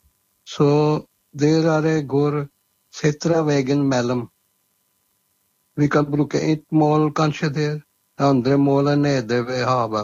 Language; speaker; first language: Norwegian; non-native, learner; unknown